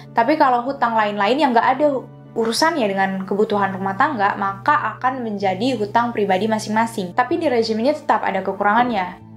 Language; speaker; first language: Indonesian; native; Indonesian